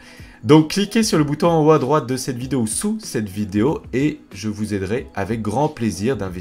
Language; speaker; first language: French; native; French